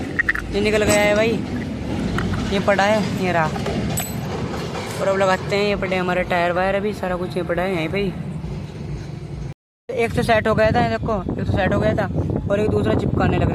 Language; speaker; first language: Hindi; native; Hindi